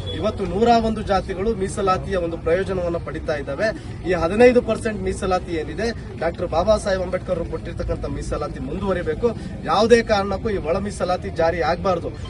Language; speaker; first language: Kannada; non-native, local second language; Lambadi